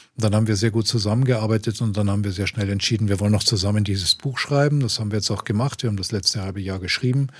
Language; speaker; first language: German; native; German